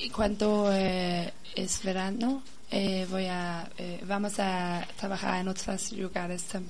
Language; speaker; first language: Spanish; non-native, learner; Danish